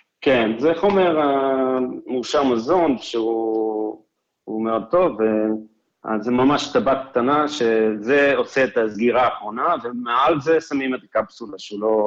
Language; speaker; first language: Hebrew; non-native, fluent; English